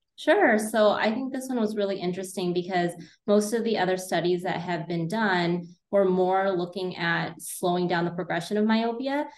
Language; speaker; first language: English; native; English